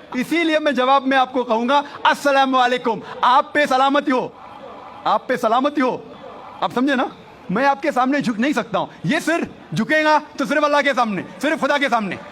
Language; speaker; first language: Hindi; non-native, local second language; Konkani